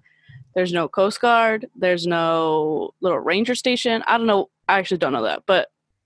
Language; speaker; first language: English; early bilingual, other home language; Spanish